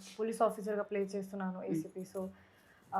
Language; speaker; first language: Telugu; non-native, local second language; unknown